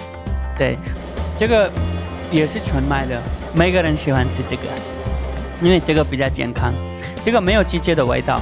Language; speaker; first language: Chinese; non-native, learner; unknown